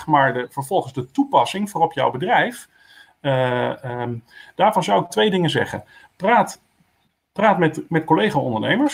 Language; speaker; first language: Dutch; native; Dutch